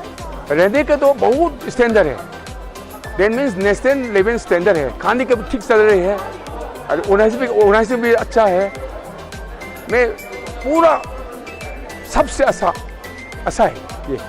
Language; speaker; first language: Hindi; non-native, local second language; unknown